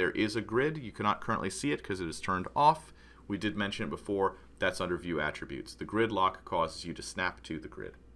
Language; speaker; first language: English; native; English